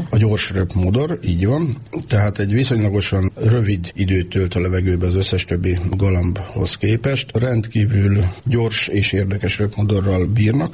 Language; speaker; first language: Hungarian; native; Hungarian